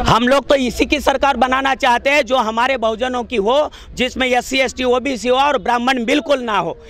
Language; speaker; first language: Hindi; non-native, local second language; Marathi